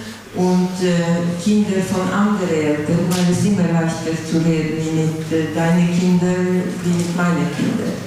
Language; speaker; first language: German; non-native, fluent; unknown